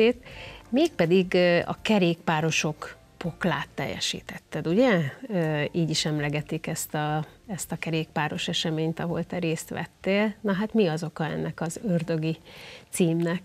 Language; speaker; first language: Hungarian; native; Hungarian